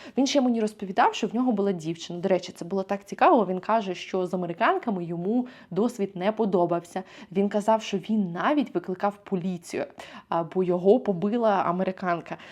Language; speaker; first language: Ukrainian; native; Ukrainian